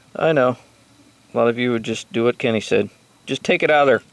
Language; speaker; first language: English; native; English